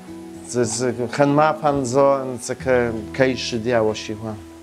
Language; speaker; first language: Chinese; non-native, learner; Polish